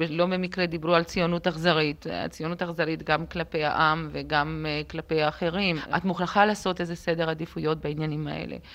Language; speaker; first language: Hebrew; native; Hebrew